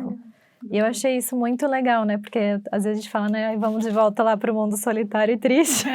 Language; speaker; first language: Portuguese; native; Portuguese